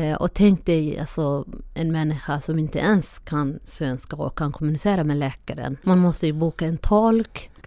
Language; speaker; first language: Swedish; non-native, fluent; Somali